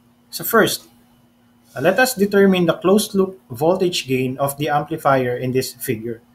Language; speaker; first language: English; non-native, local second language; Filipino